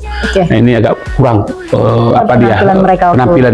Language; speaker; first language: Indonesian; native; Indonesian